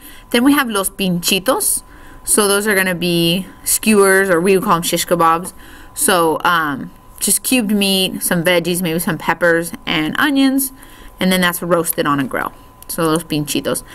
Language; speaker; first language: English; native; English